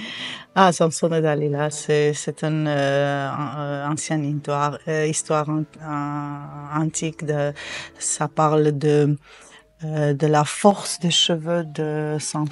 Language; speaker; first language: French; non-native, fluent; Armenian